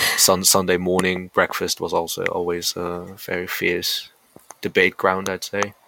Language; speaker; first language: English; early bilingual, heritage; Dutch